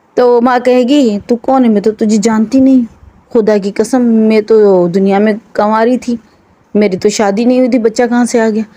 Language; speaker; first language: Urdu; non-native, local second language; Sindhi